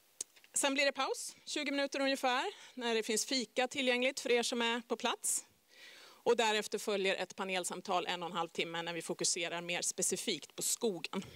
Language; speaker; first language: Swedish; native; Swedish